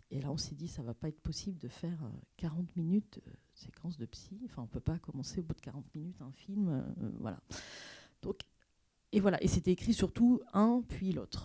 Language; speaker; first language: French; native; French